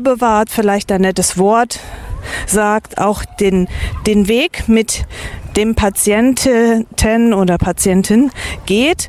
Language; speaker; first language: German; native; German